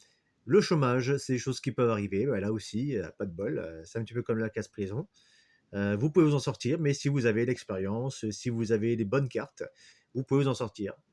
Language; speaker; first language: French; native; French